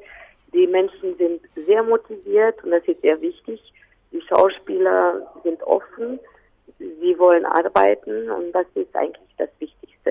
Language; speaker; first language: German; non-native, local second language; Romanian